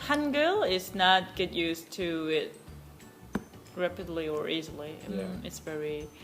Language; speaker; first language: English; non-native, fluent; Korean